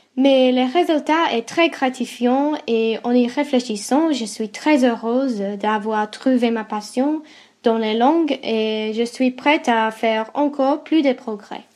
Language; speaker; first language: French; non-native, fluent; English